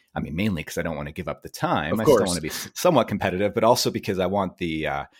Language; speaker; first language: English; native; English